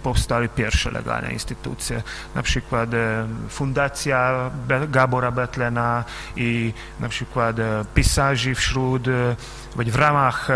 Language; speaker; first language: Polish; non-native, fluent; Hungarian